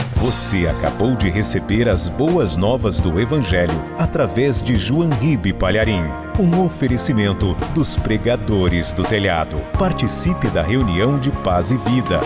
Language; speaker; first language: Portuguese; native; Portuguese